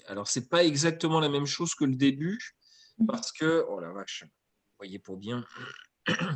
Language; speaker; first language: French; native; French